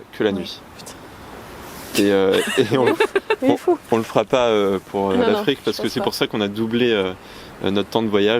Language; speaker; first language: French; native; French